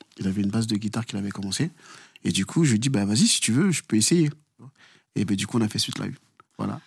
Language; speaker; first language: French; early bilingual, other home language; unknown